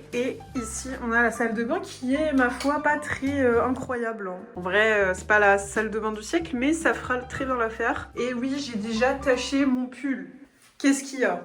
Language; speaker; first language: French; native; French